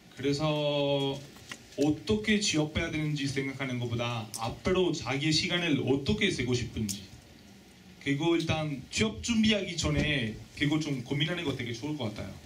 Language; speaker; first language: Korean; non-native, fluent; Italian